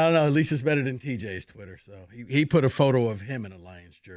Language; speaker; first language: English; native; English